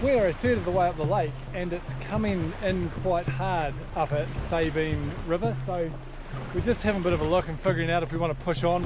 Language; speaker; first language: English; native; English